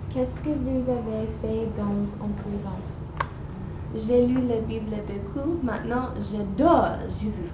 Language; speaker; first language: French; non-native, learner; English